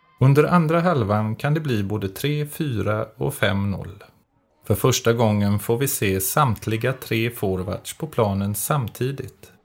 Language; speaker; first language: Swedish; native; Swedish